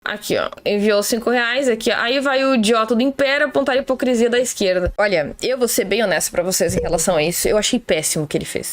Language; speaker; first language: Portuguese; native; Portuguese